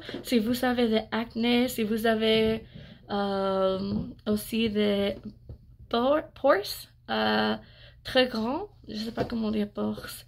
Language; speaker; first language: French; non-native, learner; English